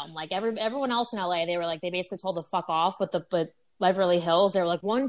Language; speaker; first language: English; native; English